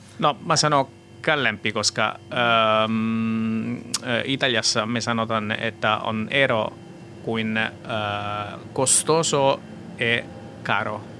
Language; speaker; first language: Finnish; non-native, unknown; Italian